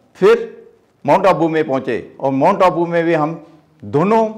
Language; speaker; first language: Hindi; native; Hindi